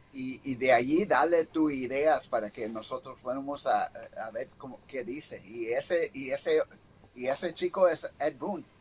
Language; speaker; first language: Spanish; early bilingual, heritage; Spanish